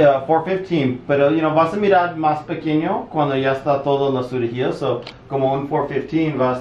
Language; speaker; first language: Spanish; early bilingual, heritage; English